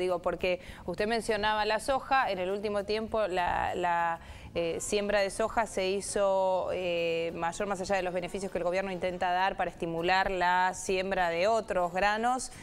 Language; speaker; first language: Spanish; native; Spanish